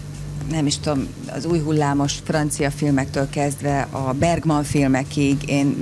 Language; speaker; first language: Hungarian; native; Hungarian